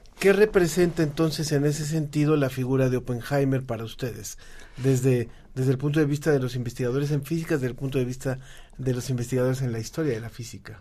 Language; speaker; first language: Spanish; native; Spanish